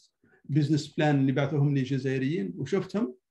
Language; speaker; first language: Arabic; native; Arabic